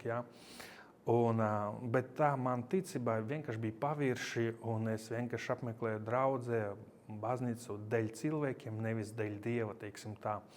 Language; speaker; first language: Latvian; non-native, local second language; Russian